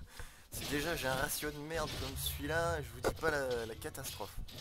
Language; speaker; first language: French; native; French